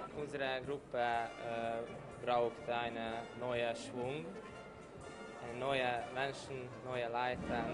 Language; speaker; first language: German; non-native, local second language; Hungarian